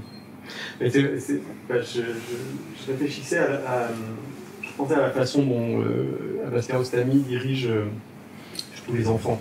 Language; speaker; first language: French; native; French